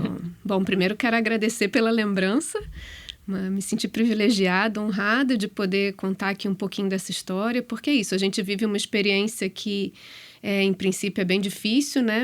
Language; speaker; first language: Portuguese; native; Portuguese